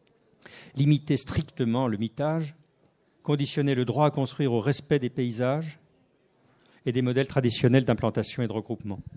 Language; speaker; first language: French; native; French